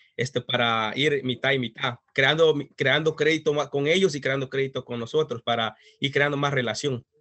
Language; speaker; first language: Spanish; native; Spanish